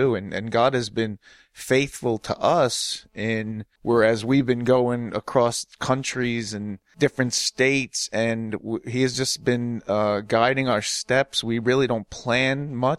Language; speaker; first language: English; native; English